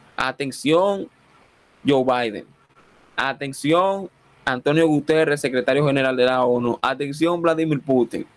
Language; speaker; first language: Spanish; native; Spanish